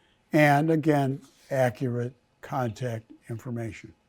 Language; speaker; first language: English; native; English